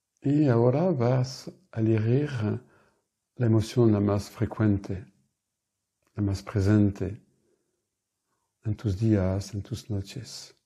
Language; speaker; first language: Spanish; non-native, fluent; French